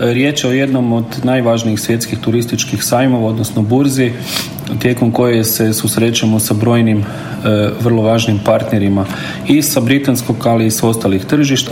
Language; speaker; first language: Croatian; native; Croatian